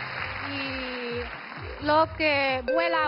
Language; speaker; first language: Spanish; non-native, fluent; Chinese